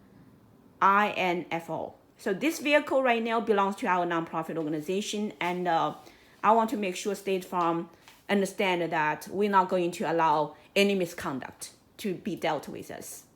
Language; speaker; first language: English; non-native, fluent; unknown